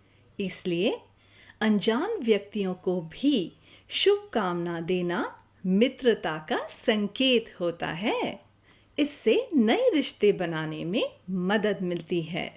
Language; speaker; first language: Hindi; native; Hindi